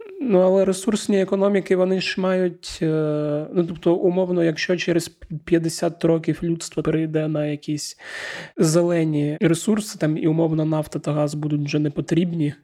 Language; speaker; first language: Ukrainian; native; Ukrainian